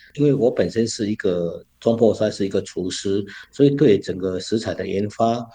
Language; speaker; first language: Chinese; native; Chinese